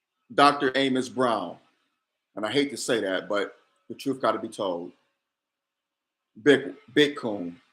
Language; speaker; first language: English; native; English